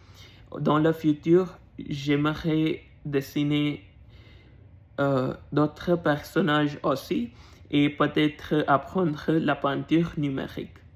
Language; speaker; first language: French; non-native, learner; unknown